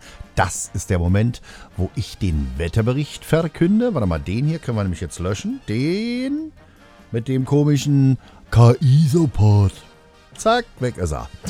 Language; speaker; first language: German; native; German